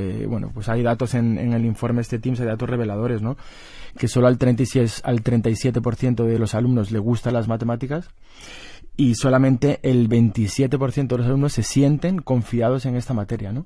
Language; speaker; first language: Spanish; native; Spanish